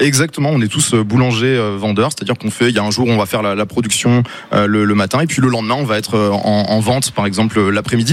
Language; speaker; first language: French; native; French